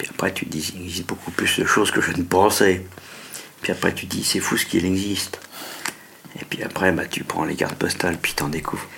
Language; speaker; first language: French; native; French